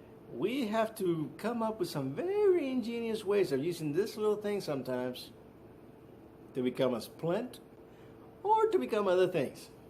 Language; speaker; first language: English; native; English